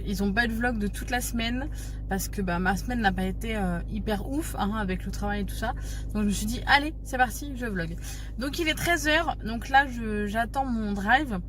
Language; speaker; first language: French; native; French